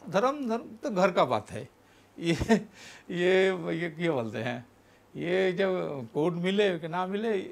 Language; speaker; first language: Hindi; non-native, local second language; Santali